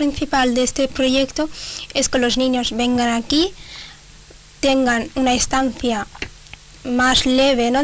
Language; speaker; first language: Spanish; early bilingual, other home language; Arabic